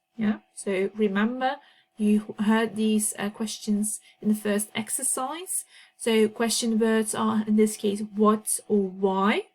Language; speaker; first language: English; non-native, fluent; Dutch